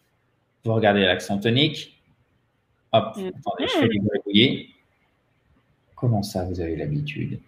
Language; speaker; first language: French; native; French